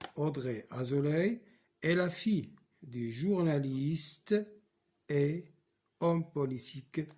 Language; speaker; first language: French; non-native, local second language; Arabic